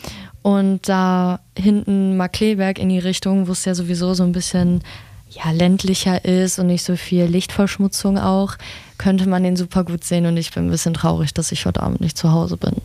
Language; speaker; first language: German; native; German